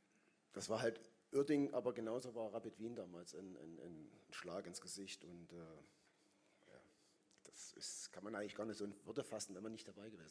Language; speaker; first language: German; native; German